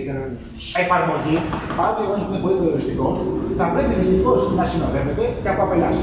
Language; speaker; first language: Greek; native; Greek